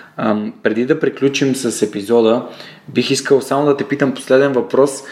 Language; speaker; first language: Bulgarian; native; Bulgarian